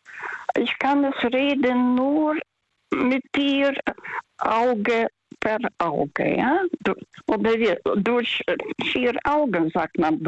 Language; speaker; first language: German; non-native, fluent; Russian